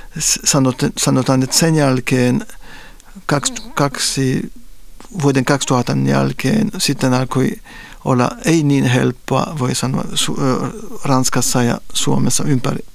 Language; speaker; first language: Finnish; non-native, fluent; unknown